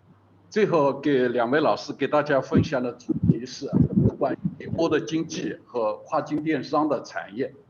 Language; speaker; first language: Chinese; native; Chinese